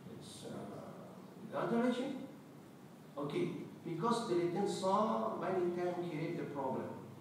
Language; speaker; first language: English; non-native, learner; Indonesian